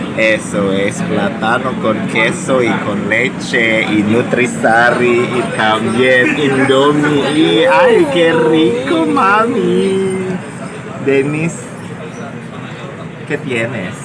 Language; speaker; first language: Spanish; non-native, learner; Indonesian